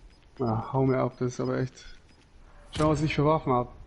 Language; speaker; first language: German; native; German